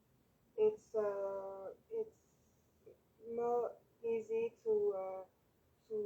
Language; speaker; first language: English; non-native, learner; French